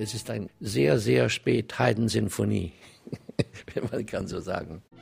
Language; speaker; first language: German; non-native, learner; English